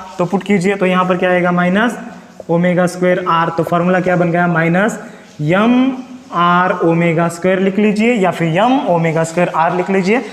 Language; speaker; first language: Hindi; non-native, local second language; Marathi